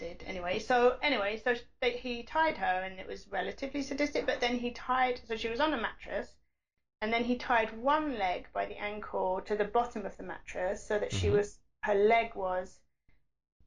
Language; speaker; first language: English; native; English